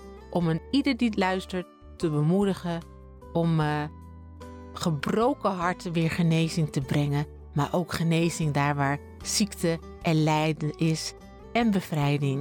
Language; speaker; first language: Dutch; native; Dutch